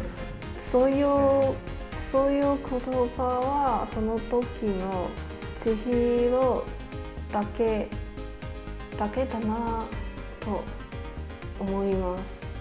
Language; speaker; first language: Japanese; non-native, learner; Chinese